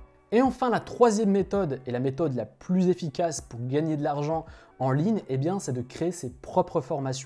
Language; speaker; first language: French; native; French